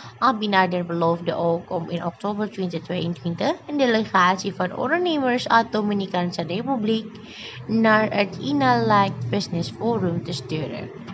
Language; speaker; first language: Dutch; non-native, fluent; Indonesian